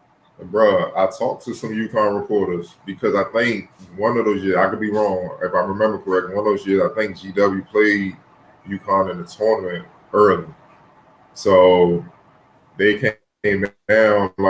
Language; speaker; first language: English; native; English